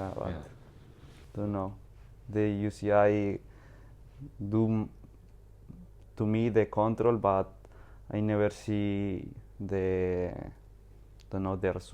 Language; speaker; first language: English; non-native, learner; Spanish